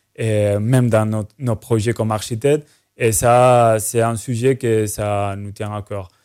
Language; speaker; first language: French; non-native, fluent; Spanish